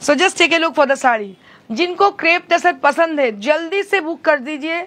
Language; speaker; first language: Hindi; non-native, local second language; Bangla